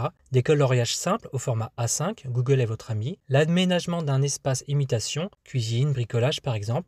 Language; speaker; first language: French; native; French